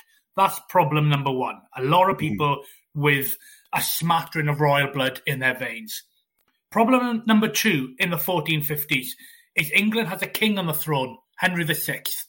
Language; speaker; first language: English; native; English